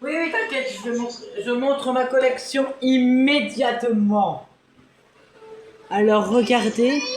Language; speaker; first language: French; native; French